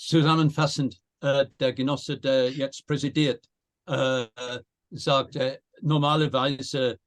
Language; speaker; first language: German; non-native, fluent; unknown